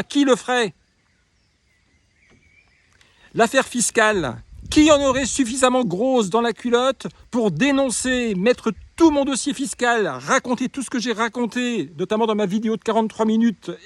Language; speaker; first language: French; native; French